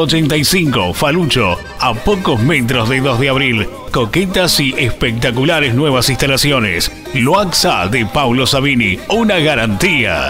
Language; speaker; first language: Spanish; native; Spanish